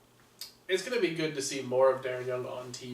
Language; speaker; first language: English; native; English